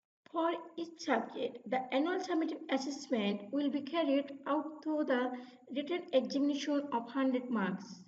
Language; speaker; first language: English; non-native, local second language; Bangla